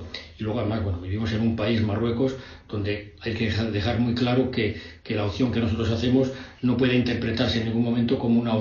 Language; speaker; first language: Spanish; native; Spanish